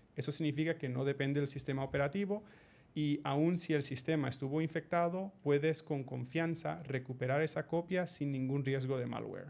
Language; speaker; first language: Spanish; early bilingual, heritage; Spanish